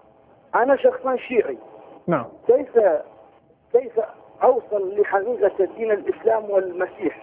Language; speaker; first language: Arabic; non-native, learner; Persian